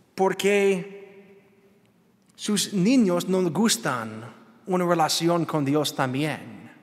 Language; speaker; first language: Spanish; non-native, learner; English